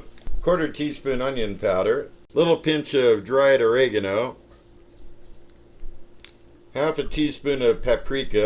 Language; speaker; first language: English; native; English